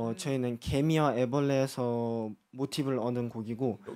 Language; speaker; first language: Korean; early bilingual, other home language; Portuguese